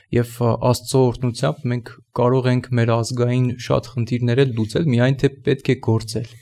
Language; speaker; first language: Armenian; native; Armenian